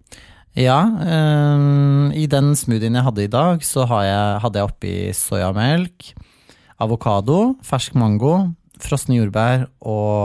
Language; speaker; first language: Norwegian; native; Norwegian